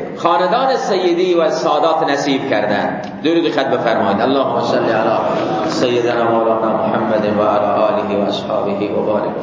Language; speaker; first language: Persian; non-native, local second language; Baluchi